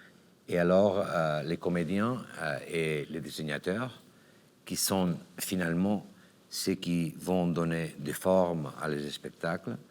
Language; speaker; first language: French; non-native, learner; Catalan